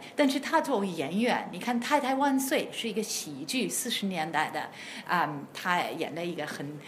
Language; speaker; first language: Chinese; non-native, fluent; German